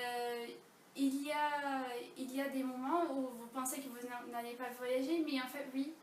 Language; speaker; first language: French; non-native, fluent; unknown